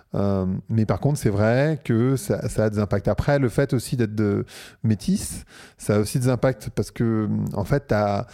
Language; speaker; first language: French; native; French